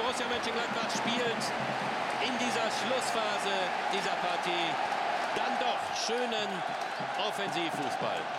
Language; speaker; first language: German; native; German